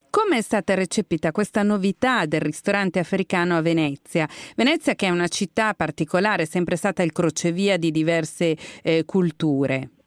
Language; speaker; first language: Italian; native; Italian